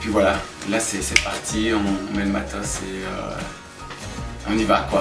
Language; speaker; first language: French; native; French